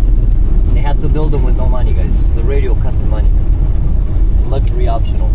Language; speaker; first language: English; non-native, local second language; Italian